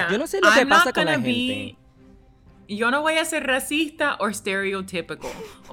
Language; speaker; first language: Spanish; early bilingual, heritage; Spanish